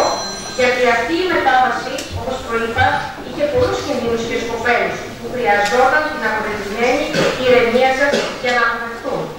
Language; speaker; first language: Greek; native; Greek